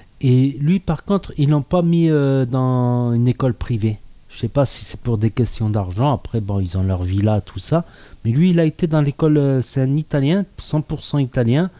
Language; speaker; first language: French; native; French